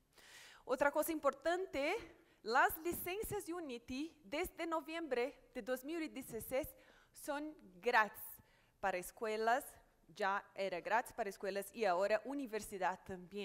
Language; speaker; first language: Spanish; non-native, fluent; Portuguese